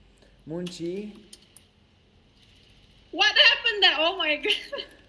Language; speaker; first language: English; non-native, fluent; Indonesian